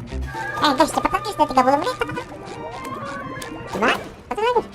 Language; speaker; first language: Indonesian; native; Indonesian